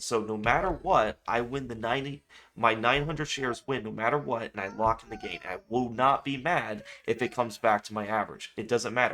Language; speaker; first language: English; native; English